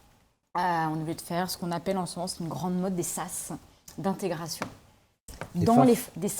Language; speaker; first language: French; native; French